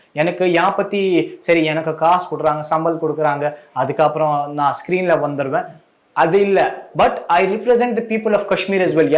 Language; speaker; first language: Tamil; non-native, learner; Kashmiri